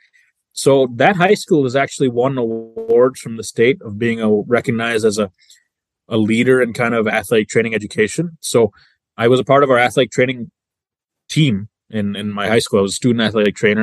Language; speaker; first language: English; native; English